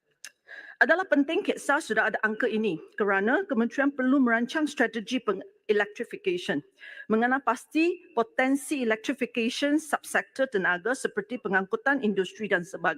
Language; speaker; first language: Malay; non-native, local second language; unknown